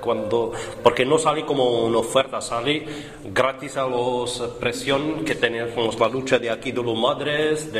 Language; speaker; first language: Spanish; non-native, learner; Arabic